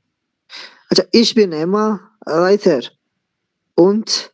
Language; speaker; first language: German; non-native, learner; Urdu